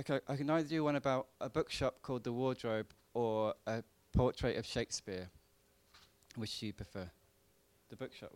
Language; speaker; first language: English; native; English